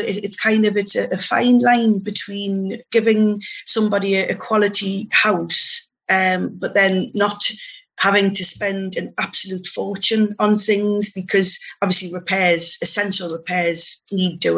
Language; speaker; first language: English; native; English